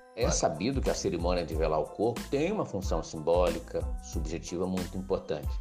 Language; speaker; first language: Portuguese; native; Portuguese